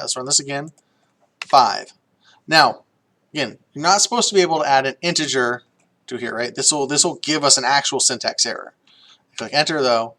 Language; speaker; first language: English; native; English